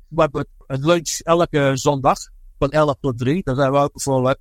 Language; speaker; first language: Dutch; early bilingual, heritage; Dutch